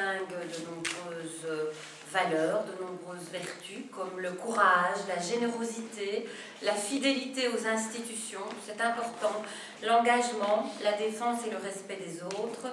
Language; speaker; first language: French; native; French